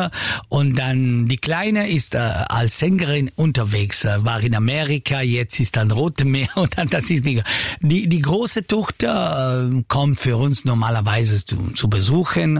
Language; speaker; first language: German; non-native, learner; Italian